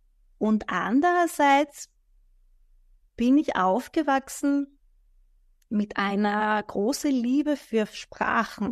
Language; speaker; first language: German; non-native, fluent; Greek